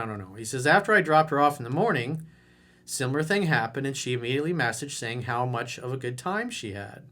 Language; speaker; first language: English; native; English